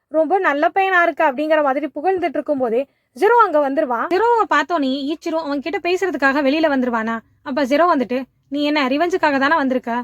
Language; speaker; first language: Tamil; native; Tamil